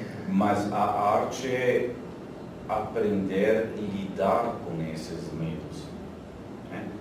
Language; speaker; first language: Portuguese; non-native, fluent; Slovenian